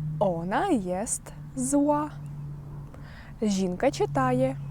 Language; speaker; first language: Polish; non-native, fluent; Ukrainian